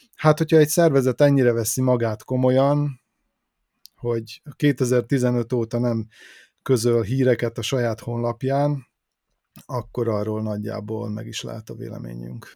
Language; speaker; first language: Hungarian; native; Hungarian